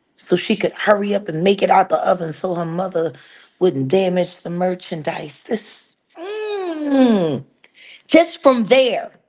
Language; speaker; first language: English; native; English